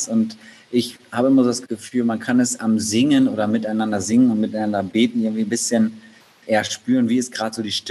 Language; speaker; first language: German; native; German